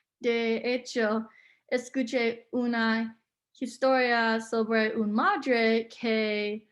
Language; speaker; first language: Spanish; non-native, learner; English